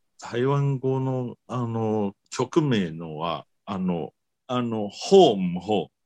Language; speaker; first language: Japanese; non-native, learner; Chinese